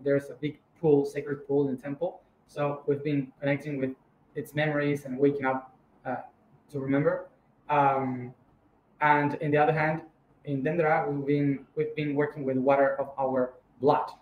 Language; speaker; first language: English; non-native, fluent; Spanish